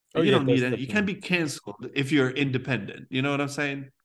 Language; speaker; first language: English; early bilingual, other home language; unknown